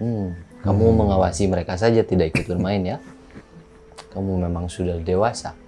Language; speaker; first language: Indonesian; non-native, local second language; Sundanese